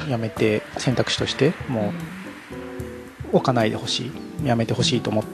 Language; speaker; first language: Japanese; native; Japanese